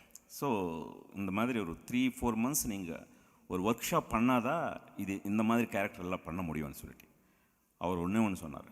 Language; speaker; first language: Tamil; non-native, local second language; Telugu